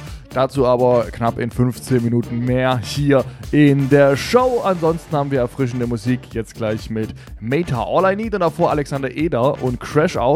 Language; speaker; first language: German; native; German